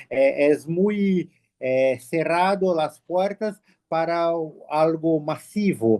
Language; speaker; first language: Spanish; non-native, learner; Portuguese